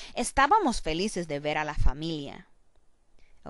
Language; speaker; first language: Spanish; non-native, learner; English